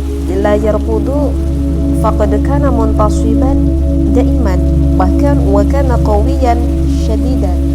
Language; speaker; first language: Arabic; non-native, fluent; Indonesian